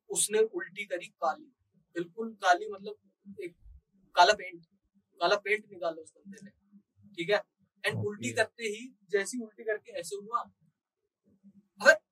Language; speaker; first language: Hindi; native; Hindi